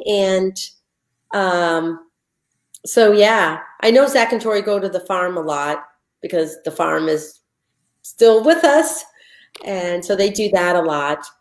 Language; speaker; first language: English; native; English